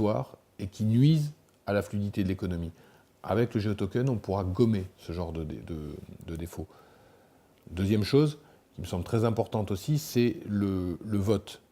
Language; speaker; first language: French; native; French